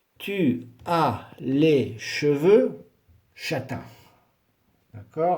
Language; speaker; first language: French; non-native, fluent; Spanish